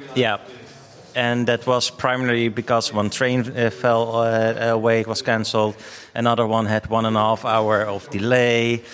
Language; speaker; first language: English; non-native, fluent; Dutch